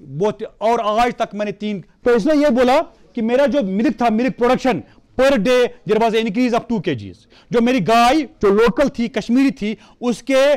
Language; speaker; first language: Hindi; non-native, local second language; Kashmiri